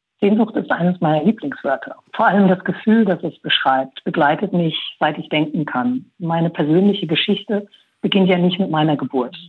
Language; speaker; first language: German; early bilingual, other home language; Persian